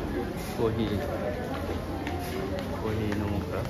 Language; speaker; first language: Japanese; non-native, learner; Lao